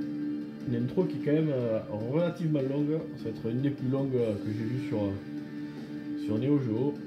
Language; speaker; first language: French; native; French